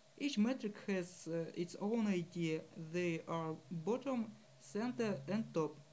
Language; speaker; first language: English; non-native, fluent; Russian